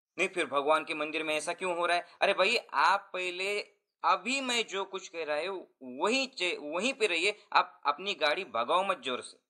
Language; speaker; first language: Hindi; non-native, local second language; Marathi